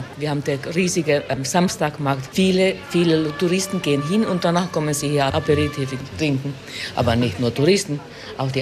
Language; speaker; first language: German; non-native, fluent; Finnish